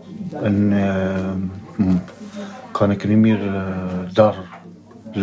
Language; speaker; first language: Dutch; non-native, learner; Arabic